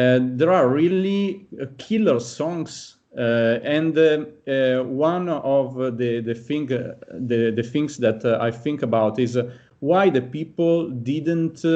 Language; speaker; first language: English; non-native, fluent; Italian